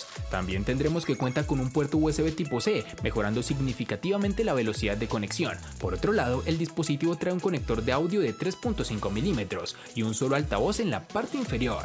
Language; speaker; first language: Spanish; native; Spanish